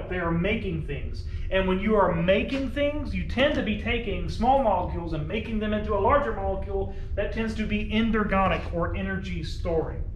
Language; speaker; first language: English; native; English